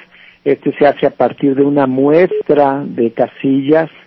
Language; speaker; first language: Spanish; native; Spanish